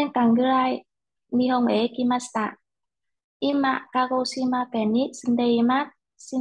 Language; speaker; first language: Japanese; non-native, learner; Vietnamese